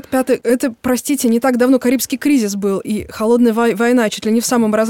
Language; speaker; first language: Russian; native; Russian